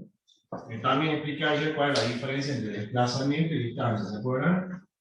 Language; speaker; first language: Spanish; native; Spanish